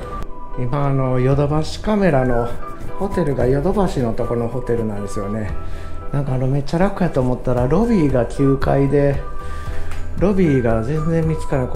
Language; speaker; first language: Japanese; native; Japanese